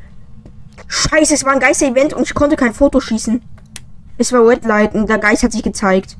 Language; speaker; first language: German; native; German